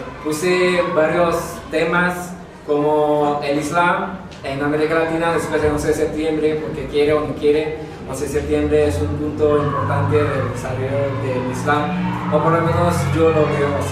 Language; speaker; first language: Spanish; non-native, fluent; Javanese